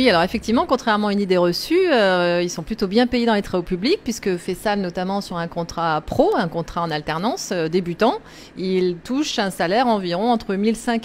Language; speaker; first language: French; native; French